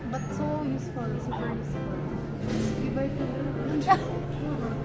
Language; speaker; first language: English; non-native, learner; Cebuano